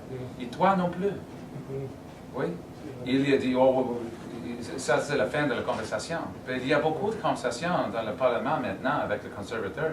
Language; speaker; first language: French; non-native, learner; English